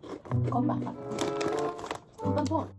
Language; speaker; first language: Korean; native; Korean